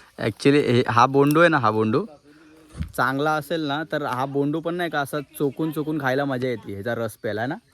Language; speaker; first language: Marathi; native; Marathi